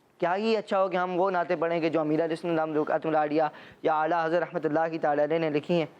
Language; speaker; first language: Urdu; native; Urdu